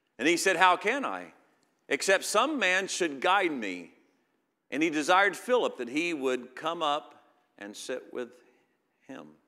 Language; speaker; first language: English; native; English